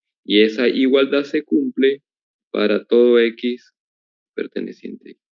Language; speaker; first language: Spanish; native; Spanish